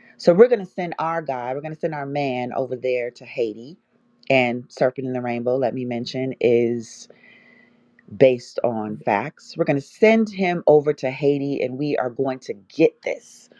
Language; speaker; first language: English; native; English